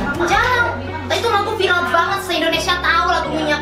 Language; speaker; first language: Indonesian; native; Indonesian